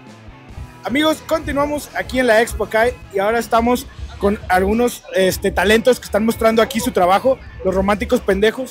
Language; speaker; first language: Spanish; native; Spanish